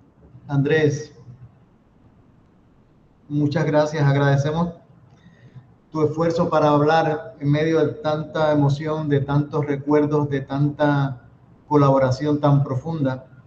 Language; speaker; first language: Spanish; native; Spanish